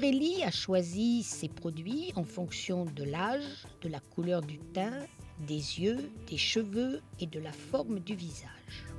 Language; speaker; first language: French; native; French